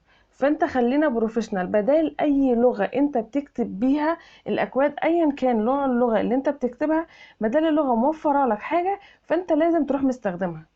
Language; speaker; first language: Arabic; native; Arabic